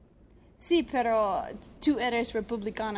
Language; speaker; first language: Spanish; non-native, learner; English